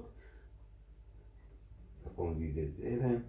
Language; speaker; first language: Russian; non-native, learner; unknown